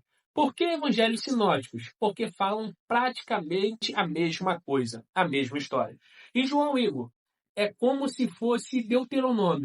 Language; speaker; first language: Portuguese; native; Portuguese